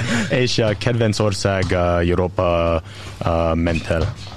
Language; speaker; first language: Hungarian; non-native, learner; English